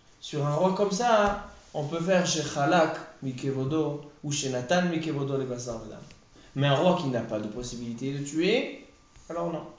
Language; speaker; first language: French; native; French